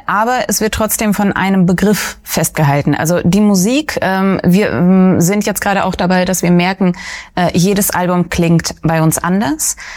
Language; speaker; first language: German; early bilingual, other home language; Russian